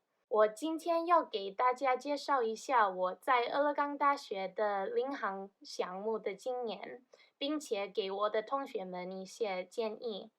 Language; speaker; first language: Chinese; non-native, fluent; English